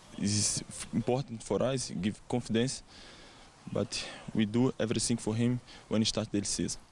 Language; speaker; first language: English; non-native, learner; Portuguese